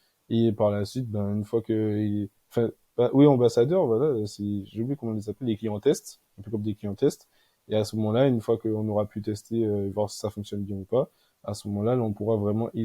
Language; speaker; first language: French; native; French